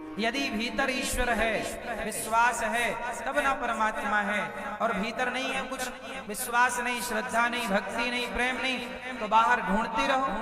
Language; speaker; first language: Hindi; native; Hindi